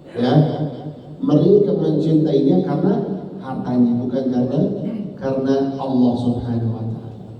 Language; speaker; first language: Indonesian; non-native, learner; Arabic